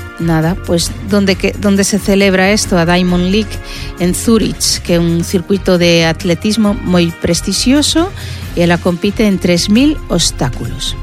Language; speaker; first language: Galician; non-native, local second language; Spanish